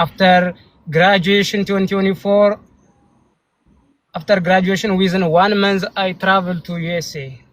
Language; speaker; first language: English; non-native, learner; Amharic